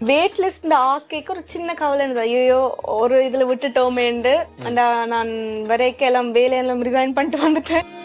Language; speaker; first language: Tamil; early bilingual, heritage; Tamil